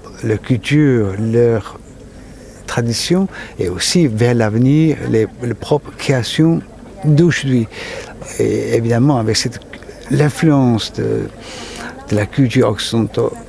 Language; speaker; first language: French; non-native, fluent; Chinese